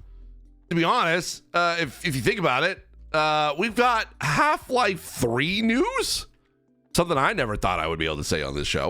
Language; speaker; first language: English; native; English